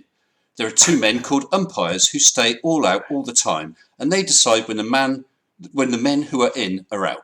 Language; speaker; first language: English; native; English